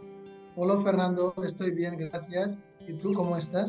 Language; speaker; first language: Spanish; non-native, fluent; Tamil